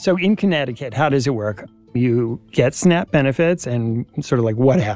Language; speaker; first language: English; native; English